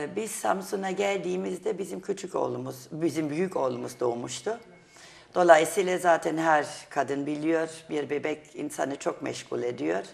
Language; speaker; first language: Turkish; non-native, fluent; German